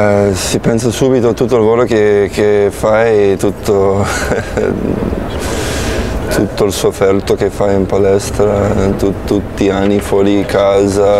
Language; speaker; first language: Italian; non-native, fluent; English